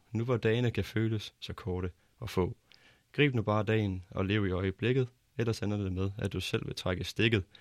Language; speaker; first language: Danish; native; Danish